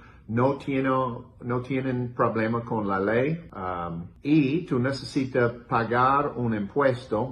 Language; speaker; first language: Spanish; non-native, learner; English